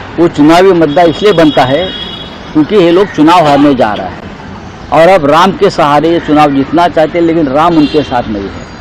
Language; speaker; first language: Hindi; non-native, local second language; Marathi